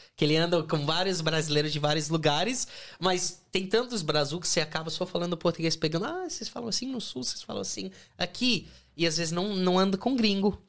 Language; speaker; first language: Portuguese; non-native, fluent; English